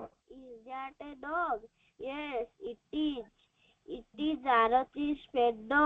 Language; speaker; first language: English; non-native, learner; Odia